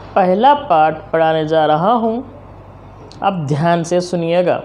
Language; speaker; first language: Hindi; non-native, local second language; Telugu